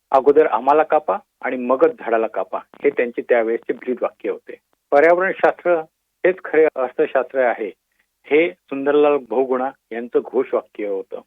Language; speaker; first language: Marathi; native; Marathi